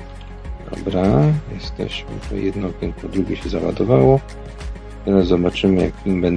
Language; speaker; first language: Polish; native; Polish